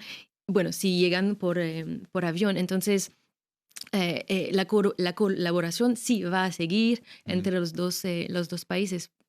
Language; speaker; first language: Spanish; non-native, fluent; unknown